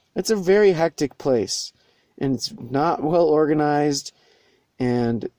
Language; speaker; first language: English; native; English